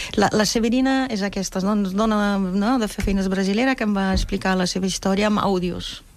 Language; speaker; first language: Catalan; non-native, fluent; German